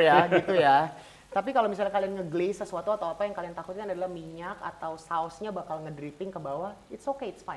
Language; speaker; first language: Indonesian; native; Indonesian